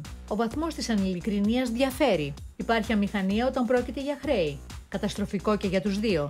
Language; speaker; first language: Greek; native; Greek